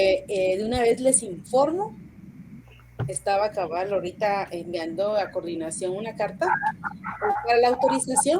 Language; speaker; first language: Spanish; native; Spanish